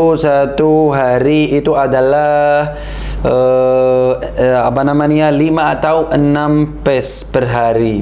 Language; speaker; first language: Indonesian; non-native, learner; Arabic